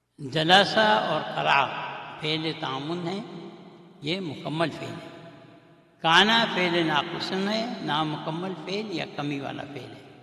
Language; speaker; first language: Urdu; native; Urdu